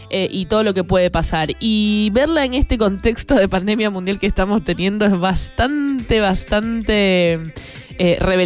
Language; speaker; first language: Spanish; native; Spanish